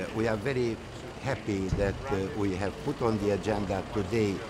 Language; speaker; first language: English; non-native, fluent; Romanian